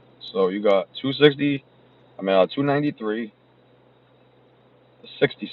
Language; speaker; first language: English; native; English